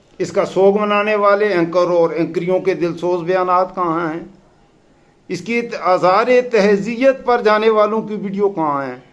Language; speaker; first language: Urdu; non-native, local second language; Pashto